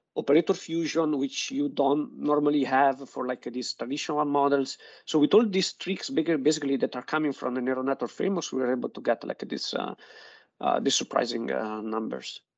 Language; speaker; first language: English; non-native, fluent; Italian